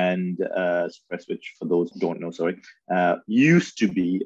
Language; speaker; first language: English; early bilingual, other home language; Urdu